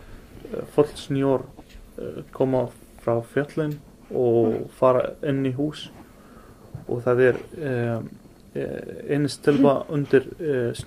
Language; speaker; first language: Icelandic; non-native, learner; Arabic